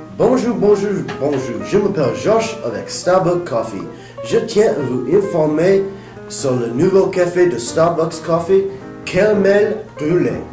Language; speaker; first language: French; non-native, learner; English